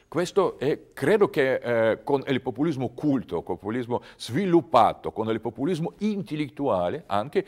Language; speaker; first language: Italian; non-native, learner; Russian